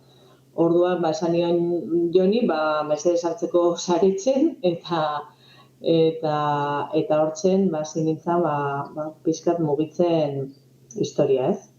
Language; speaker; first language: Basque; non-native, local second language; Spanish